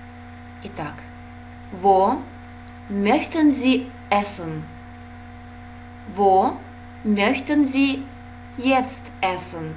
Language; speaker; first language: German; non-native, fluent; Russian